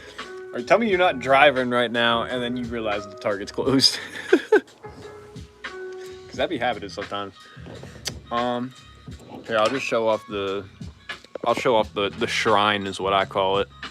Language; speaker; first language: English; native; English